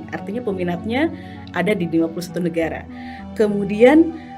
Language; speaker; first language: Indonesian; native; Indonesian